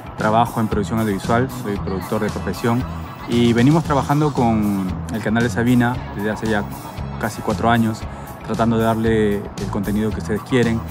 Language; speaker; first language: Spanish; native; Spanish